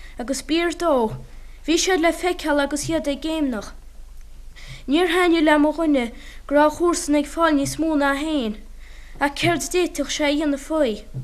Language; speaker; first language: Irish; native; Irish